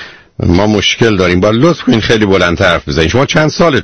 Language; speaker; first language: Persian; native; Persian